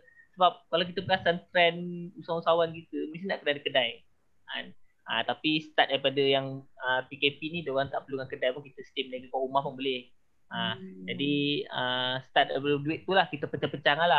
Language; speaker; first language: Malay; native; Malay